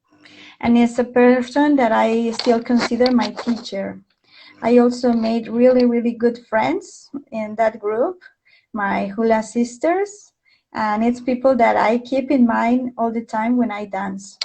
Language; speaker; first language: English; non-native, fluent; Spanish